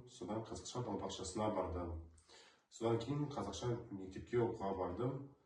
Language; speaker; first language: Kazakh; non-native, local second language; Russian